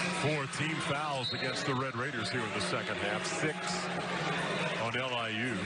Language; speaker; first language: English; native; English